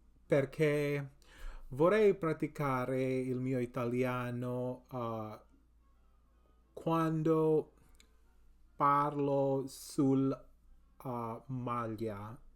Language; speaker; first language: Italian; non-native, learner; English